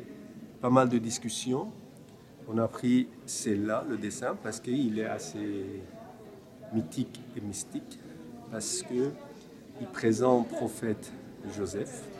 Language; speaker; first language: French; non-native, fluent; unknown